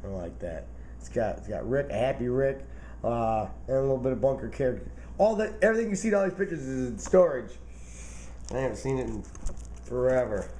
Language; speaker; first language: English; native; English